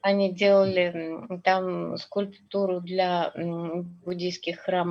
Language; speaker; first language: Russian; native; Russian